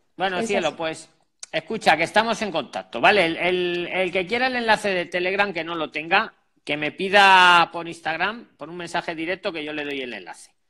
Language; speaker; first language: Spanish; native; Spanish